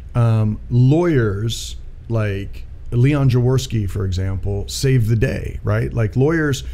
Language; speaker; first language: English; native; English